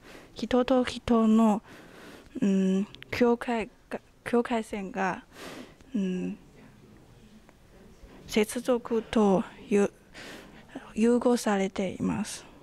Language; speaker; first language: Japanese; non-native, learner; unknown